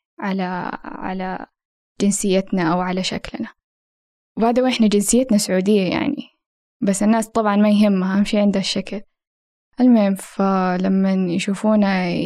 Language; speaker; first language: Arabic; native; Arabic